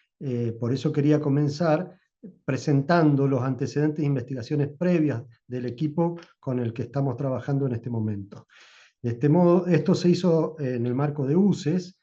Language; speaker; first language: Spanish; native; Spanish